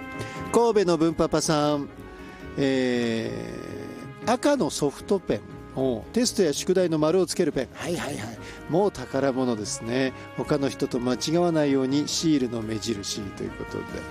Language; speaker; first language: Japanese; native; Japanese